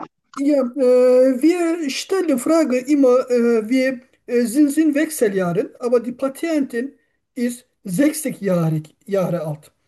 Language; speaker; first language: German; non-native, learner; Turkish